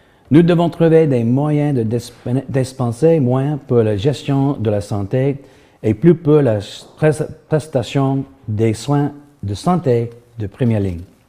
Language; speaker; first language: French; non-native, learner; English